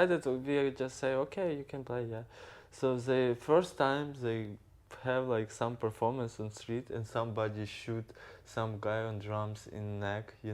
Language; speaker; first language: English; non-native, learner; Ukrainian